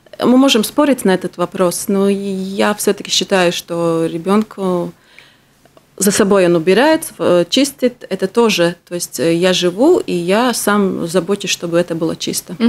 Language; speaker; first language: Russian; non-native, local second language; Latvian